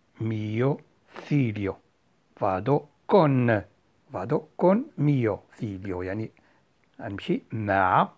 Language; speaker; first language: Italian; non-native, fluent; Arabic